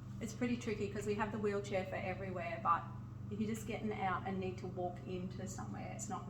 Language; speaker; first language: English; native; English